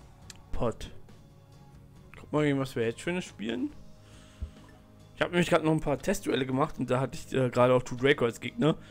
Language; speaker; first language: German; native; German